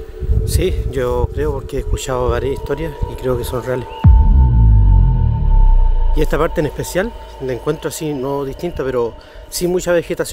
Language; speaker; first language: Spanish; native; Spanish